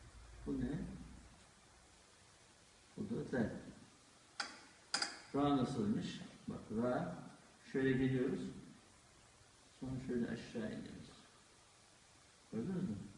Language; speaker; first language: Turkish; native; Turkish